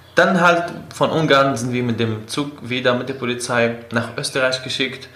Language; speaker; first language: German; non-native, fluent; Kurdish